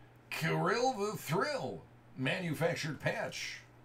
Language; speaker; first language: English; native; English